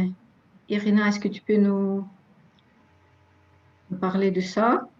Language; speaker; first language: French; non-native, fluent; Russian